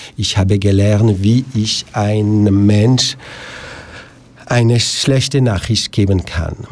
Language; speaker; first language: German; non-native, local second language; French